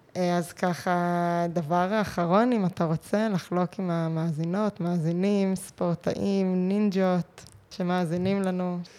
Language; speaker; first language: Hebrew; native; Hebrew